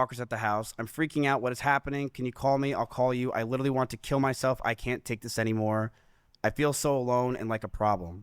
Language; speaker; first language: English; native; English